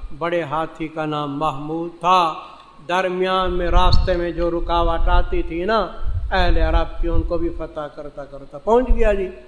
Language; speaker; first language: Urdu; non-native, local second language; Saraiki